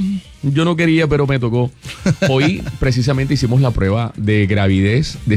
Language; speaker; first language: Spanish; native; Spanish